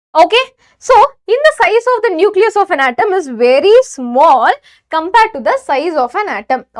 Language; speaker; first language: English; non-native, local second language; Tamil